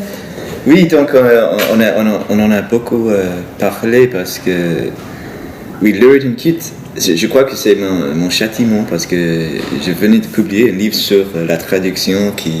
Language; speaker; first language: French; non-native, fluent; English